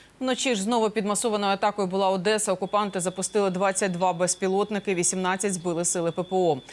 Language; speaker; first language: Ukrainian; native; Ukrainian